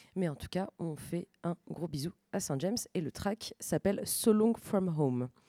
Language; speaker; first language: French; native; French